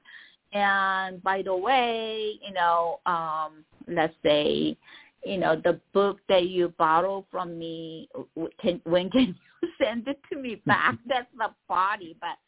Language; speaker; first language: English; non-native, fluent; Korean